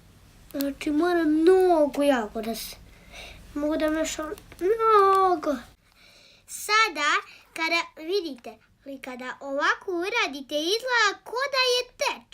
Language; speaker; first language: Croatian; early bilingual, heritage; Croatian